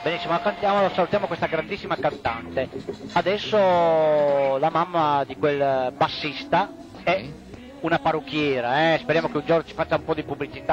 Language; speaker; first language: Italian; native; Italian